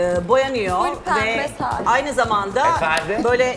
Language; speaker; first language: Turkish; non-native, fluent; Serbian